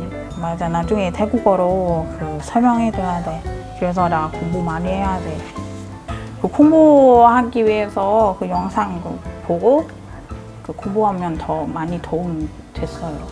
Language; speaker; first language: Korean; non-native, fluent; Thai